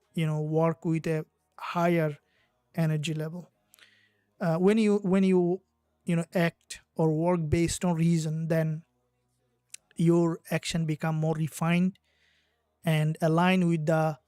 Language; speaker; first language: English; non-native, fluent; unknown